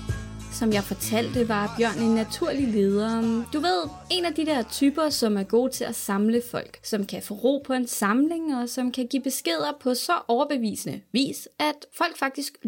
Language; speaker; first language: Danish; native; Danish